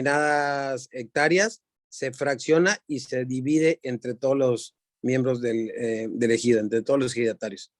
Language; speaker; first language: Spanish; native; Spanish